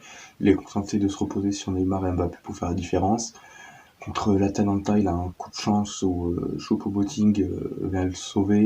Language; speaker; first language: French; native; French